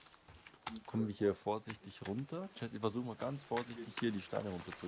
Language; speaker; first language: German; native; German